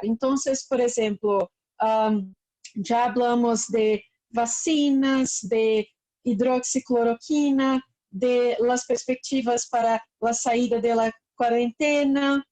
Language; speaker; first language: Spanish; non-native, learner; Portuguese